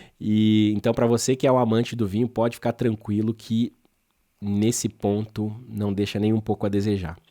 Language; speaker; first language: Portuguese; native; Portuguese